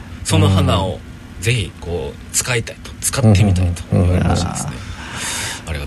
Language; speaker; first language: Japanese; native; Japanese